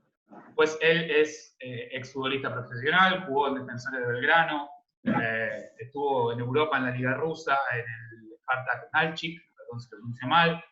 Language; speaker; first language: Spanish; native; Spanish